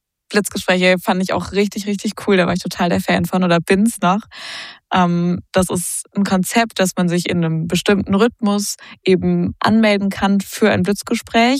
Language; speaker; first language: German; native; German